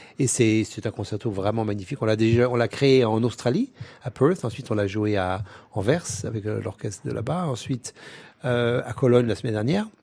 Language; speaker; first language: French; native; French